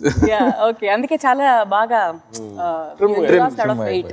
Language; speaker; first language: Telugu; native; Telugu